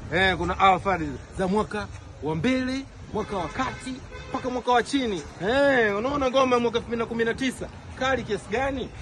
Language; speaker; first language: Swahili; native; Swahili